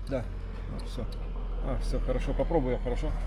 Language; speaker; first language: Russian; non-native, learner; Lithuanian